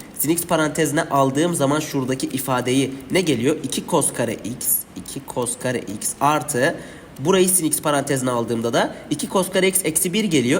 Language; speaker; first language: Turkish; native; Turkish